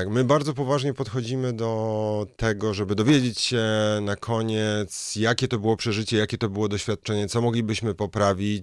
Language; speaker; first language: Polish; native; Polish